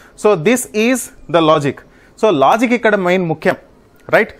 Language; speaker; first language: English; non-native, local second language; Telugu